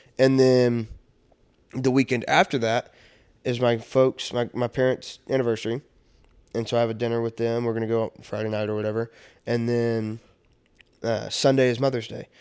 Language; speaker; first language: English; native; English